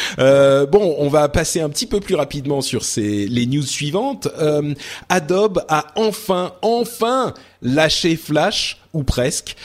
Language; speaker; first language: French; early bilingual, other home language; Arabic